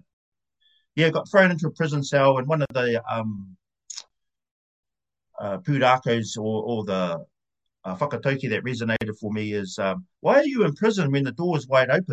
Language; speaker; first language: English; native; English